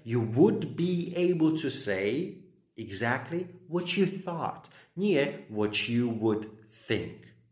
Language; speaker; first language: English; non-native, fluent; Slovak